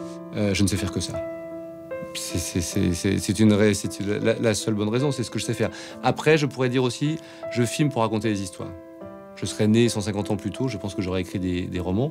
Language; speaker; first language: French; native; French